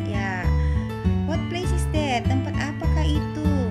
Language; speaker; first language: English; non-native, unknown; Indonesian